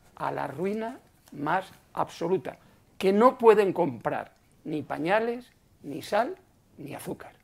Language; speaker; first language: Spanish; native; Spanish